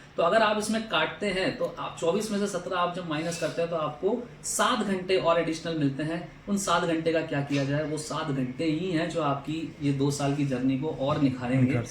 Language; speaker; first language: Hindi; native; Hindi